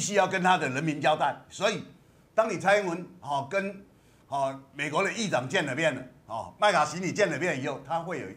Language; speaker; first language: Chinese; native; Chinese